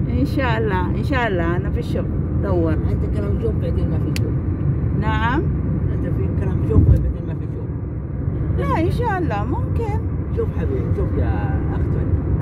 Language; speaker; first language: Arabic; non-native, learner; Filipino